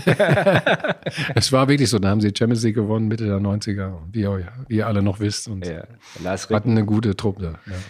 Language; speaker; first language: German; native; German